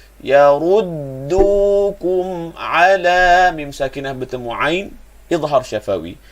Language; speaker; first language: Malay; native; Malay